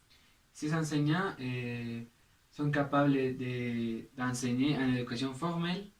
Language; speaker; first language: French; non-native, learner; Spanish